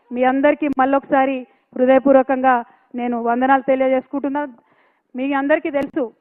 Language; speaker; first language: Telugu; native; Telugu